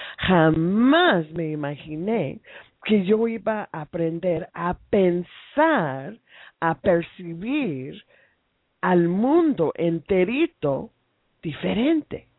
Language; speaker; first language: Spanish; non-native, fluent; English